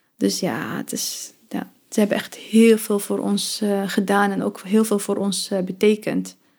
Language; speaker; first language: Dutch; early bilingual, other home language; Arabic